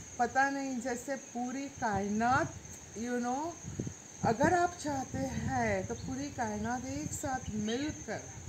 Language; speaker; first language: Hindi; non-native, local second language; Gujarati